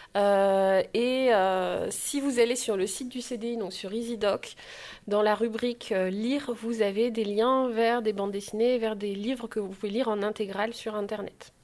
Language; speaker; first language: French; native; French